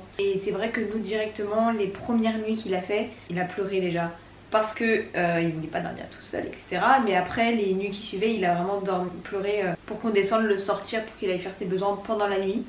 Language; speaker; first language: French; native; French